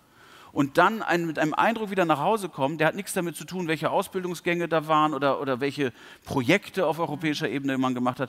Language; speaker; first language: German; native; German